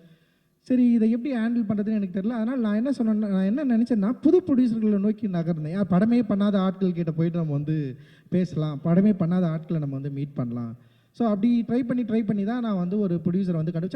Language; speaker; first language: Tamil; native; Tamil